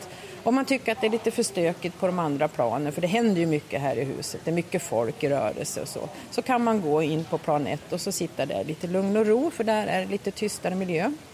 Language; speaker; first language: Swedish; native; Swedish